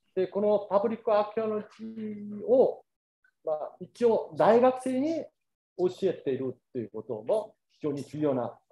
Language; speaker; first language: Japanese; non-native, fluent; Korean